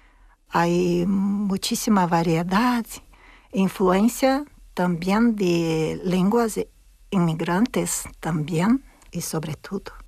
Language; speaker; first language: Spanish; non-native, fluent; Portuguese